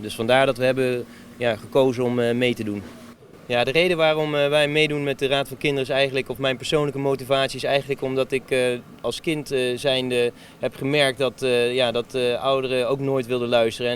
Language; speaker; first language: Dutch; native; Dutch